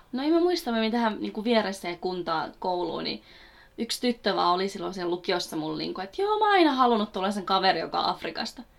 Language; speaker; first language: Finnish; early bilingual, other home language; Kurdish